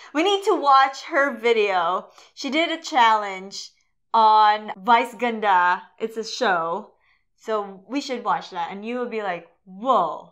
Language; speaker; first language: English; non-native, local second language; Filipino